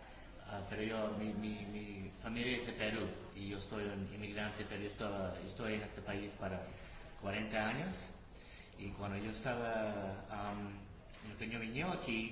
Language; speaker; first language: Spanish; early bilingual, other home language; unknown